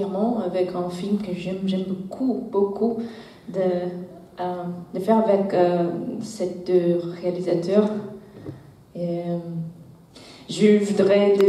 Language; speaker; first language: French; non-native, learner; Portuguese